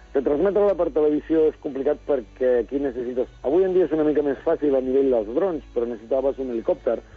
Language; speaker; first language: Catalan; early bilingual, other home language; Spanish